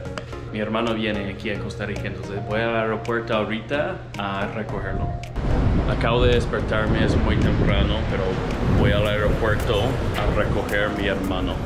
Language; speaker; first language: Spanish; early bilingual, heritage; Spanish